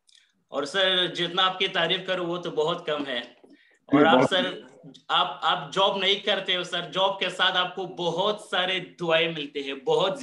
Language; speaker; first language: Hindi; non-native, learner; Persian